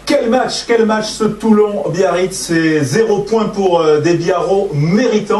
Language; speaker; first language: French; native; French